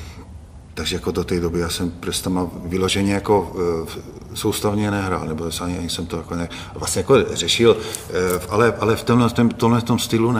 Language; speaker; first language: Czech; non-native, fluent; Hungarian